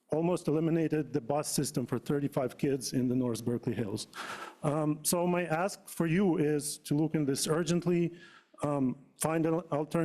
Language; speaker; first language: English; non-native, fluent; Ukrainian